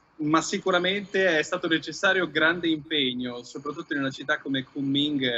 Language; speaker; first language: Italian; native; Italian